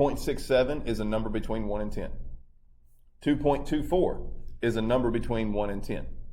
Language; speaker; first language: English; native; English